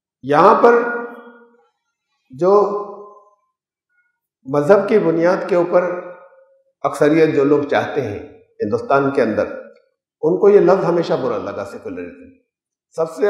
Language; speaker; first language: Urdu; native; Urdu